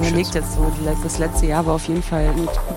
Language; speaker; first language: German; native; German